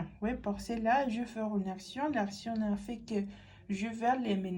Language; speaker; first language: French; non-native, fluent; Spanish